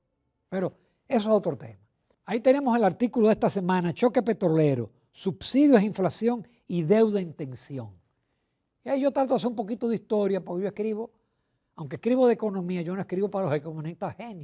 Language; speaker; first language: Spanish; native; Spanish